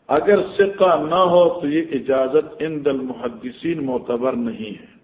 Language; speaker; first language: Urdu; non-native, local second language; Northern Hindko